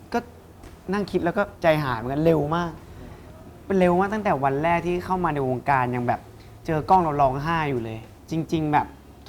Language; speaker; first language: Thai; native; Thai